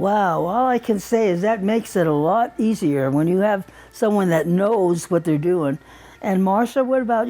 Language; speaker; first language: English; native; English